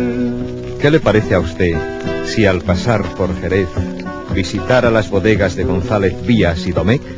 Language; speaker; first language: Spanish; native; Spanish